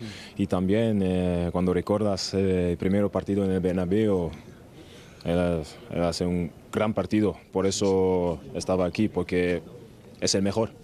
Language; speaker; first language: Spanish; non-native, fluent; German